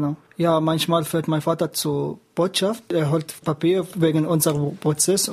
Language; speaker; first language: German; non-native, learner; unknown